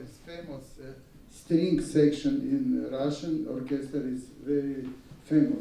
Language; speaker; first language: English; non-native, learner; Russian